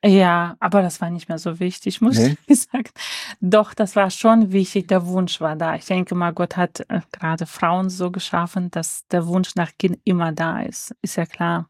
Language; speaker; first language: German; early bilingual, other home language; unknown